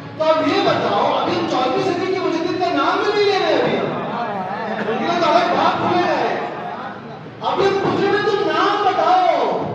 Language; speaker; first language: Urdu; native; Urdu